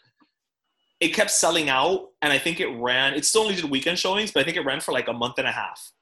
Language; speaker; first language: English; native; English